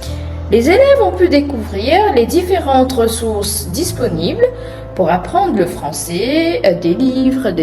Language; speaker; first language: French; non-native, fluent; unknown